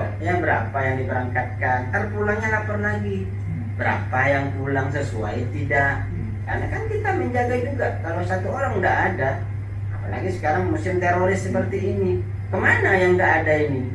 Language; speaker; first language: Indonesian; native; Indonesian